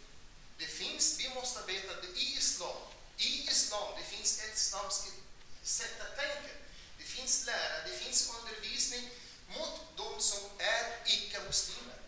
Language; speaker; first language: Swedish; non-native, fluent; Arabic